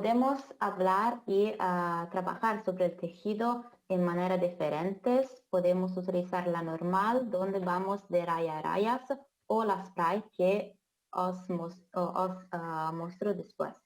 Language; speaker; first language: Spanish; non-native, fluent; Italian